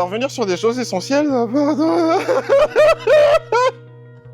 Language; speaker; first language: French; native; French